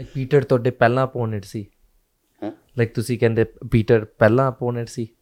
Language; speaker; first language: Punjabi; early bilingual, heritage; Punjabi